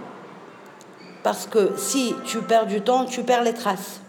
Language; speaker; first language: French; non-native, local second language; Arabic